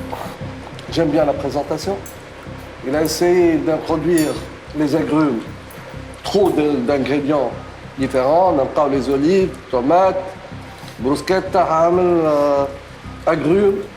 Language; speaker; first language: French; non-native, local second language; Arabic